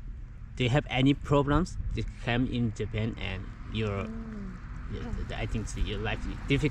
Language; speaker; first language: English; non-native, learner; Japanese